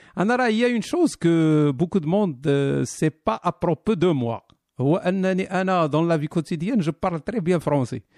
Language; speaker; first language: French; non-native, local second language; Arabic